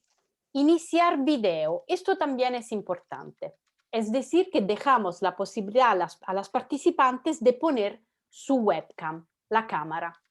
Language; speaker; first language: Spanish; non-native, fluent; Italian